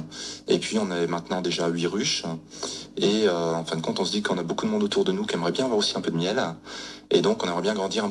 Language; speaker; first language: French; native; French